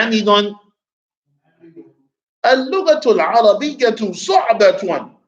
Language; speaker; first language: Arabic; non-native, fluent; English